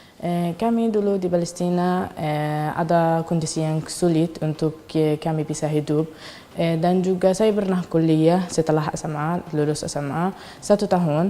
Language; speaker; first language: Indonesian; non-native, fluent; Arabic